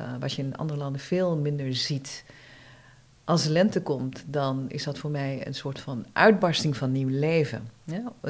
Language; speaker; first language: Dutch; early bilingual, other home language; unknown